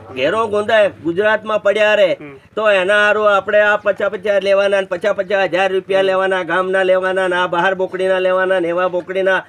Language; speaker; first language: Gujarati; non-native, local second language; Bhili